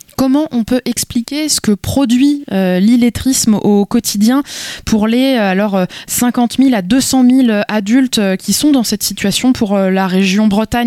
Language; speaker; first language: French; native; French